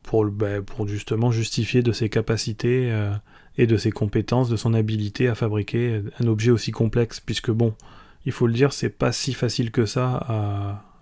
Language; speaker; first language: French; native; French